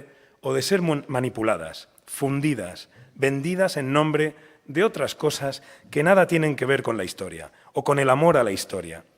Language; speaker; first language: Spanish; native; Spanish